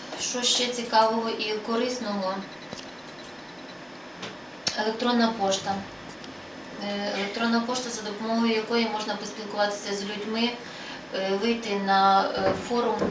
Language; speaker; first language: Ukrainian; native; Ukrainian